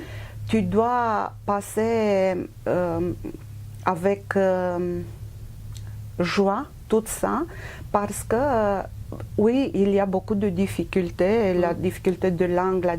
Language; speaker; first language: French; non-native, fluent; Romanian